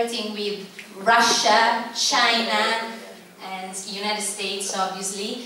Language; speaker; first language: English; non-native, fluent; Italian